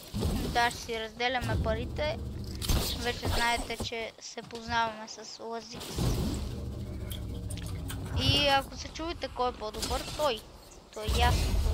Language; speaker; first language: Bulgarian; native; Bulgarian